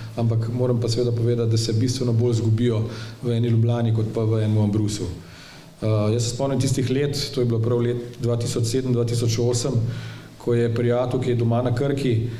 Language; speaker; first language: Slovenian; native; Slovenian